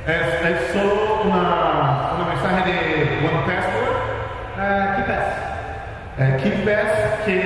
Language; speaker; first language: Spanish; non-native, fluent; Portuguese